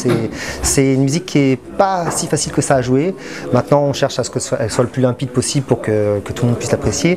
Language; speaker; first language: French; native; French